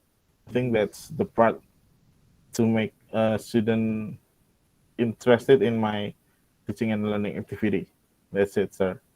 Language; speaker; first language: English; non-native, local second language; Indonesian